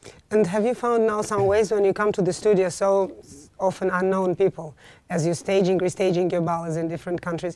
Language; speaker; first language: English; non-native, fluent; Russian